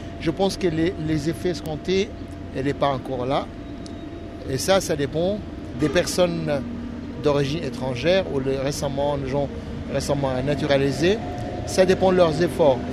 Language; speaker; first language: French; non-native, fluent; Arabic